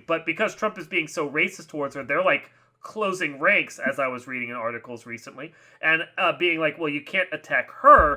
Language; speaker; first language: English; native; English